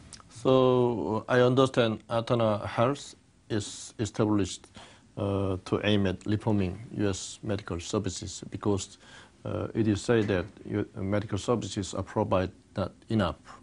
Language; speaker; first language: English; non-native, fluent; Korean